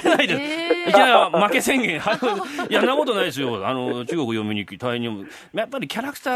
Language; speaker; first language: Japanese; native; Japanese